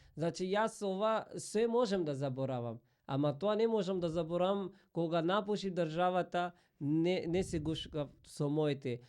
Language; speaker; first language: Macedonian; non-native, fluent; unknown